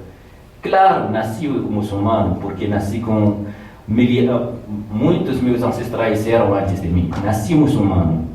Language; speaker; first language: Portuguese; non-native, fluent; Tamasheq